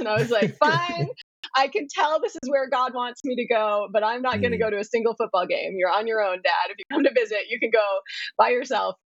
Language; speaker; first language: English; native; English